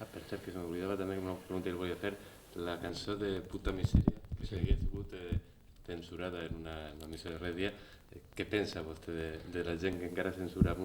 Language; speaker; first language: Catalan; native; Catalan